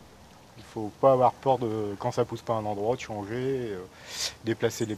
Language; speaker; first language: French; native; French